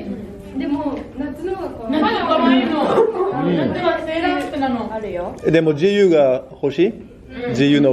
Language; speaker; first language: Japanese; non-native, learner; French